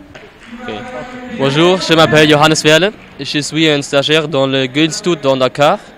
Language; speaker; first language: French; non-native, learner; German